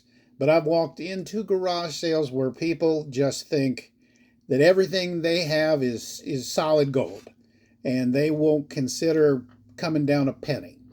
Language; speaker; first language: English; native; English